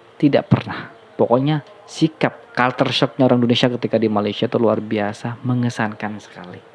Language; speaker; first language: Indonesian; native; Indonesian